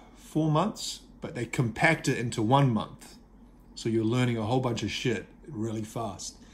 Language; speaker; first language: English; native; English